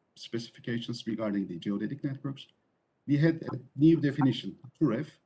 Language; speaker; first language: English; non-native, fluent; Turkish